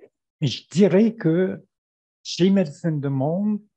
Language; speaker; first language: French; non-native, fluent; English